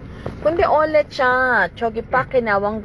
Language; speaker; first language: Korean; non-native, learner; Filipino